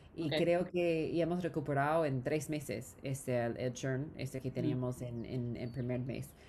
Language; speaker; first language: Spanish; non-native, fluent; English